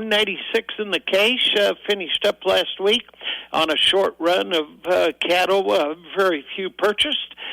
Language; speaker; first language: English; native; English